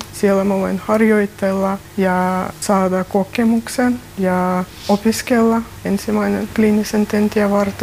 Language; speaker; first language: Finnish; non-native, learner; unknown